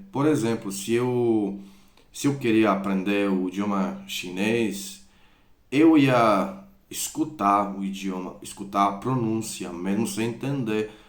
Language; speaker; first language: Portuguese; non-native, fluent; Croatian